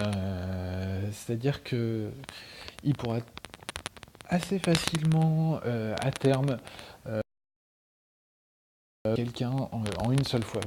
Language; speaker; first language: French; native; French